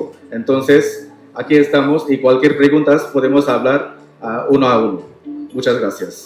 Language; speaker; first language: Spanish; non-native, learner; Tamil